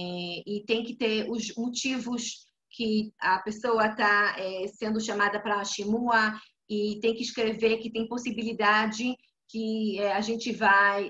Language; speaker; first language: Portuguese; non-native, fluent; Hebrew